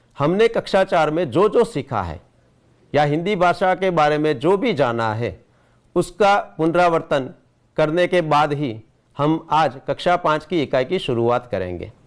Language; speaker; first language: Hindi; non-native, local second language; Gujarati